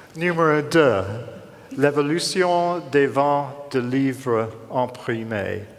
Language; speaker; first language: French; non-native, learner; English